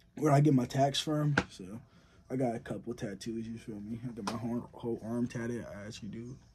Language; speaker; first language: English; native; English